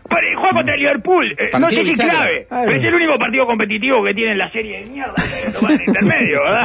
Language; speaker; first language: Spanish; native; Spanish